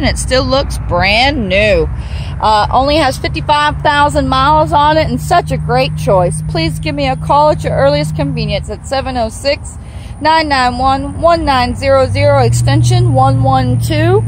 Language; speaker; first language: English; native; English